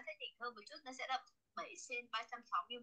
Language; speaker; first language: Vietnamese; native; Vietnamese